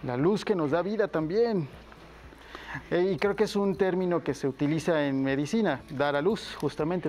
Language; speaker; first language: Spanish; native; Spanish